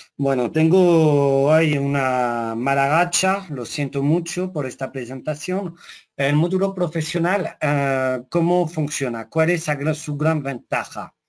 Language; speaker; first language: Spanish; non-native, fluent; French